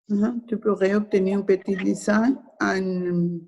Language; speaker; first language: French; non-native, learner; Spanish